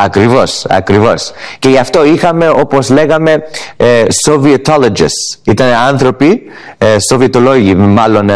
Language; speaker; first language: Greek; early bilingual, heritage; Greek